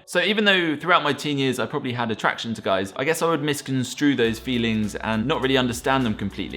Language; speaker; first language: English; native; English